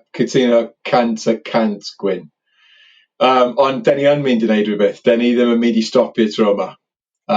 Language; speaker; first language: Welsh; native; Welsh